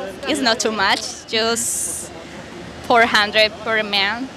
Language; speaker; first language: English; non-native, learner; Spanish